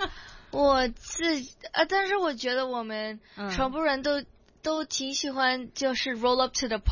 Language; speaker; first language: Chinese; non-native, local second language; Cantonese